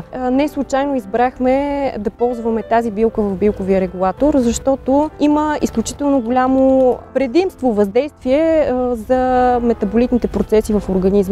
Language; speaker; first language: Bulgarian; native; Bulgarian